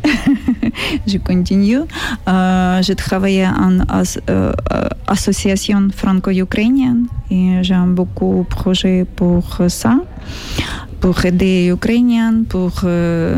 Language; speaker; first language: French; non-native, learner; Ukrainian